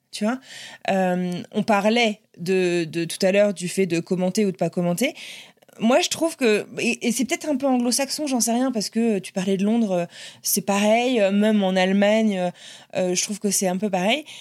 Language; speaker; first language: French; native; French